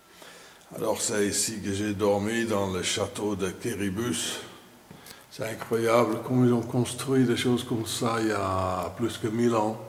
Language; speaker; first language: French; non-native, fluent; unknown